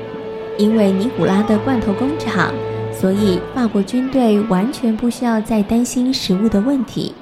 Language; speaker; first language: Chinese; native; Chinese